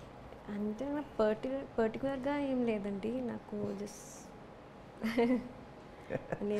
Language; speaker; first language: Telugu; non-native, learner; Malayalam